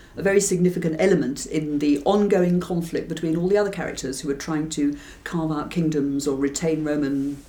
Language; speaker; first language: English; native; English